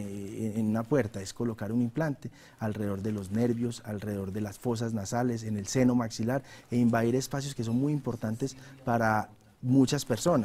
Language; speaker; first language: Spanish; native; Spanish